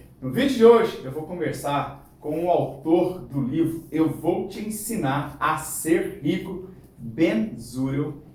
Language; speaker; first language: Portuguese; native; Portuguese